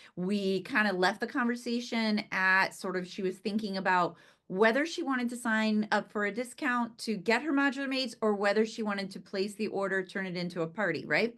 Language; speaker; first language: English; native; English